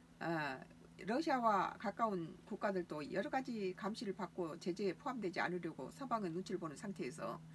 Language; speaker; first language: Korean; native; Korean